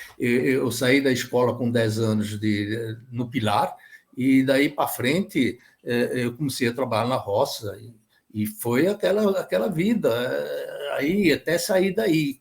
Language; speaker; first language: Portuguese; native; Portuguese